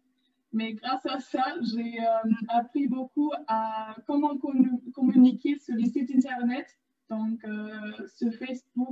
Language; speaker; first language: French; non-native, fluent; German